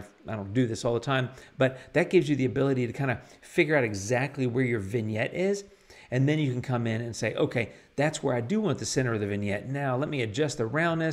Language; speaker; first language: English; native; English